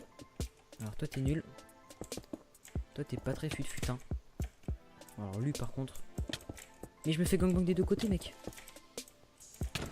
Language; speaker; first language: French; native; French